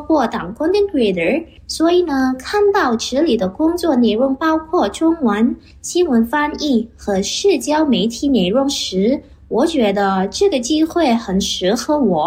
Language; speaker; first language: Chinese; non-native, fluent; Indonesian